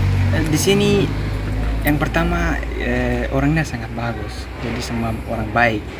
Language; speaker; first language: Indonesian; non-native, learner; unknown